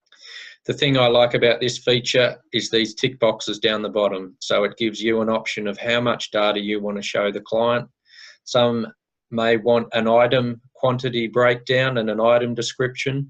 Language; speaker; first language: English; native; English